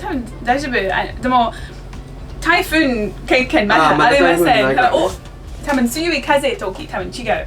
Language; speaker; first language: Japanese; non-native, learner; English